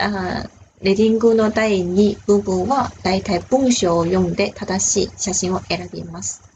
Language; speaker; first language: Japanese; non-native, fluent; Chinese